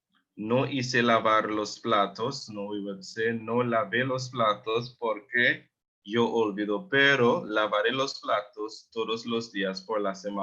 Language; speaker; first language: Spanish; non-native, fluent; English